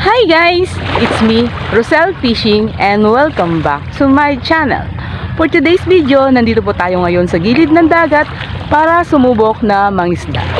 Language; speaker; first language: Filipino; native; Filipino